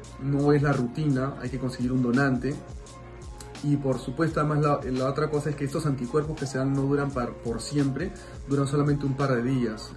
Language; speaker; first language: Spanish; native; Spanish